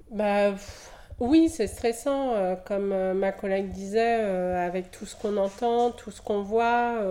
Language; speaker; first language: French; native; French